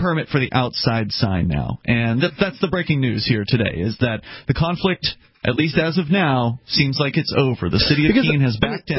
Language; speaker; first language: English; native; English